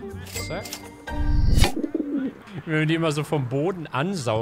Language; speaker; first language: German; native; German